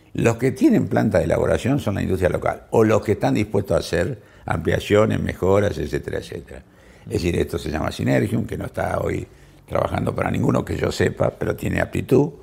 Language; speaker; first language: Spanish; native; Spanish